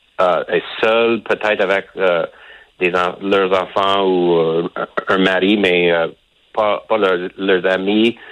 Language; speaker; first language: French; non-native, local second language; English